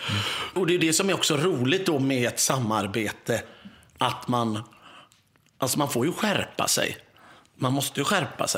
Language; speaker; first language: Swedish; native; Swedish